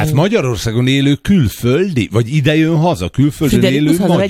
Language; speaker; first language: Hungarian; native; Hungarian